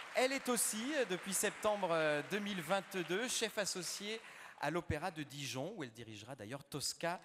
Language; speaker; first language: French; native; French